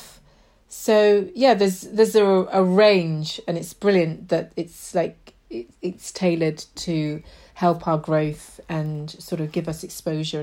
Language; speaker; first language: English; native; English